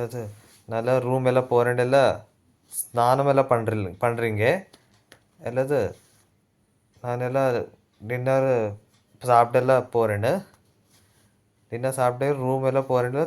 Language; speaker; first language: Tamil; non-native, learner; Telugu